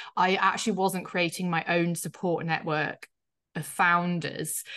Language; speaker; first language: English; native; English